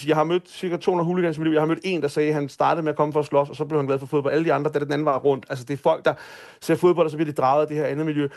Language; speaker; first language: Danish; native; Danish